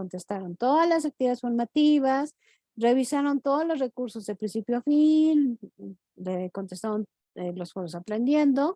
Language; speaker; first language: Spanish; native; Spanish